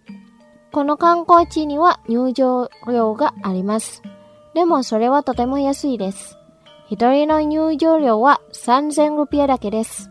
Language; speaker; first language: Japanese; non-native, fluent; Indonesian